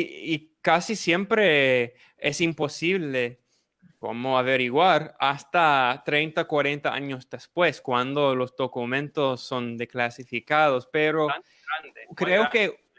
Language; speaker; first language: Spanish; non-native, fluent; English